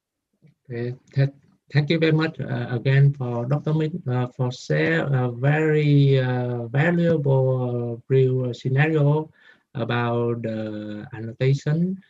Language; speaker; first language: English; non-native, learner; Vietnamese